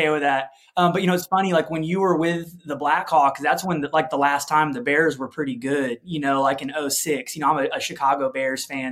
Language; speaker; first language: English; native; English